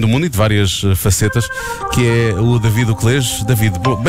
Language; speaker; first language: Portuguese; native; Portuguese